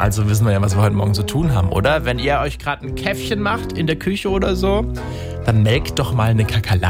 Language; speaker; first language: German; native; German